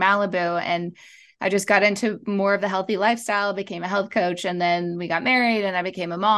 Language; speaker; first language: English; native; English